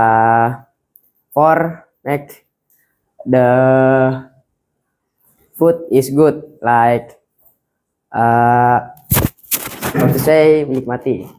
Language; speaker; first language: English; non-native, learner; Indonesian